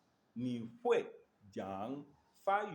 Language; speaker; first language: Chinese; non-native, learner; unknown